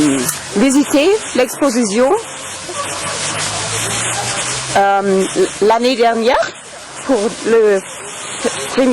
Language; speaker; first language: French; non-native, learner; German